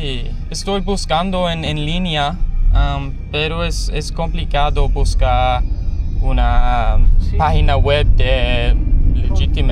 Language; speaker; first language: Spanish; non-native, learner; English